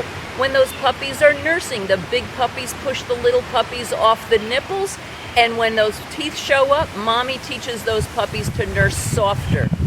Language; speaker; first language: English; native; English